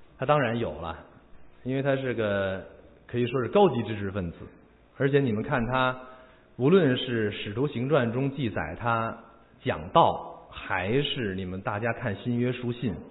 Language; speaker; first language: Chinese; native; Chinese